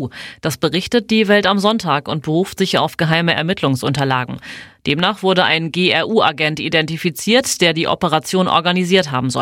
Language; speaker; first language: German; native; German